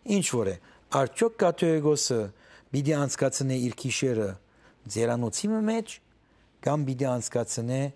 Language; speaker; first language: Armenian; early bilingual, heritage; Armenian